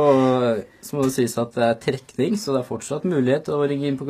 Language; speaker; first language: Norwegian; native; Norwegian